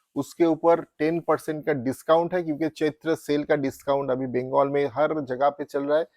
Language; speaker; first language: Hindi; non-native, local second language; Bangla